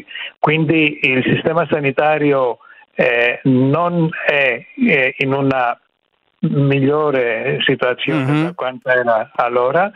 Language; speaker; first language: Italian; non-native, fluent; Greek